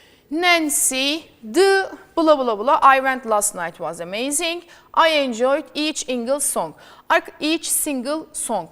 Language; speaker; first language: English; non-native, fluent; Turkish